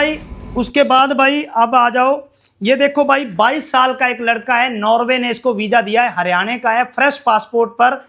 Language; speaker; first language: Hindi; native; Hindi